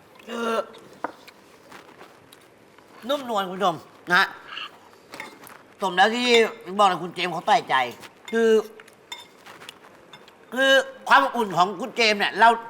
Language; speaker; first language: Thai; native; Thai